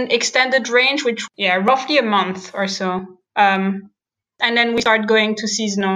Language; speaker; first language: English; non-native, fluent; French